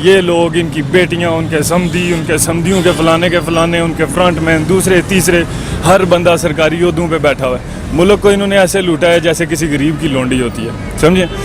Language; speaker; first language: Urdu; non-native, local second language; Pahari-Potwari